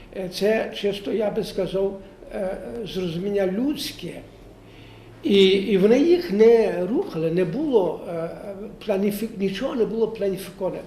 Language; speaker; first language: Ukrainian; native; Ukrainian